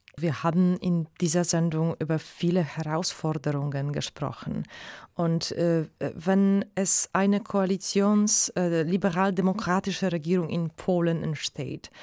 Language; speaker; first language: German; non-native, fluent; Polish